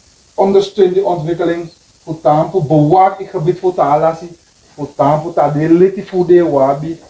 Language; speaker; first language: Dutch; non-native, local second language; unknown